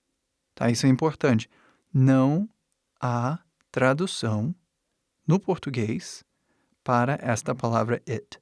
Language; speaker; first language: Portuguese; non-native, fluent; English